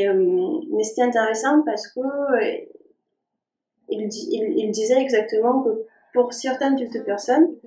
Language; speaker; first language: French; non-native, fluent; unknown